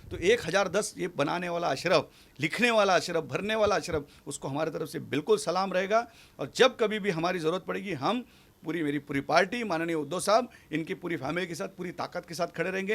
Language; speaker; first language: Hindi; native; Hindi